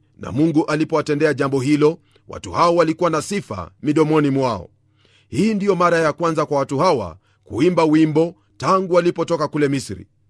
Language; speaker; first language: Swahili; non-native, local second language; Luyia